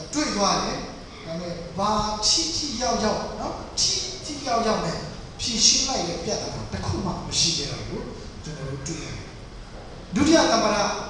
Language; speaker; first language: Burmese; non-native, local second language; Tedim Chin